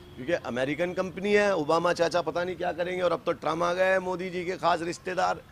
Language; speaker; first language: Hindi; native; Hindi